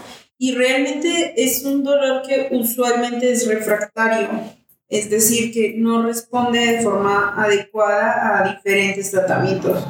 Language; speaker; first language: Spanish; native; Spanish